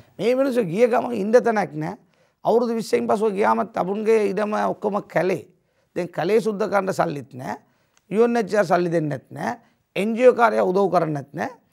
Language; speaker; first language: Sinhala; non-native, local second language; Tamil